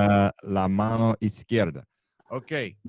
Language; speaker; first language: Spanish; non-native, learner; English